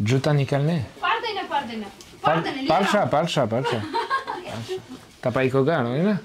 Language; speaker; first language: Nepali; non-native, learner; French